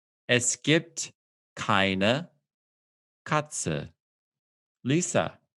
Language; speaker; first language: German; non-native, fluent; English